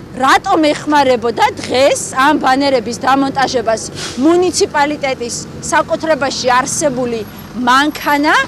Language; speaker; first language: Georgian; native; Georgian